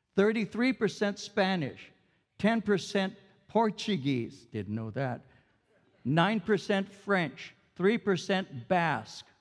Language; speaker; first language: English; early bilingual, other home language; Spanish